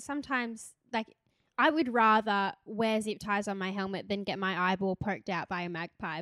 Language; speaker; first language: English; native; English